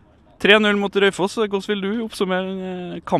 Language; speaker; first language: Norwegian; native; Norwegian